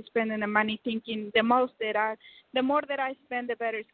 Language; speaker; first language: English; non-native, fluent; Spanish